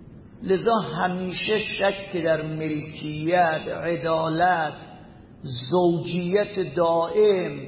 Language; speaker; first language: Persian; native; Persian